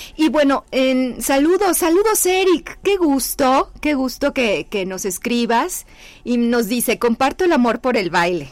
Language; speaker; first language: Spanish; native; Spanish